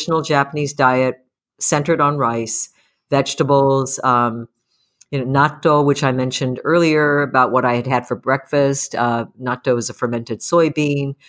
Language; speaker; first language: English; early bilingual, other home language; Japanese